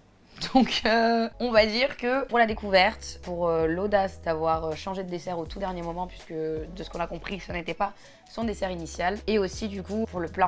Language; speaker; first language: French; native; French